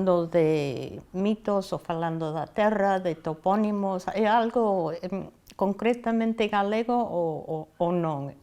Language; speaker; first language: Galician; non-native, fluent; English